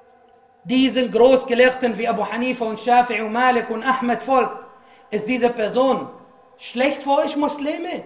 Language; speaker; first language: German; non-native, fluent; Arabic